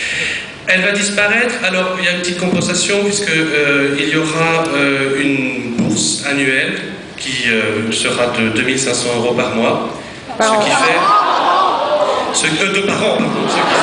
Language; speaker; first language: French; native; French